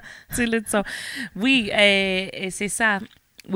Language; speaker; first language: French; non-native, learner; English